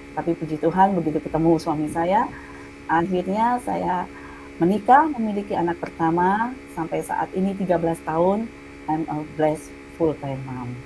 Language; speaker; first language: Indonesian; native; Indonesian